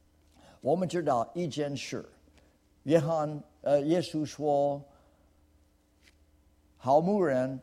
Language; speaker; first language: Chinese; non-native, fluent; English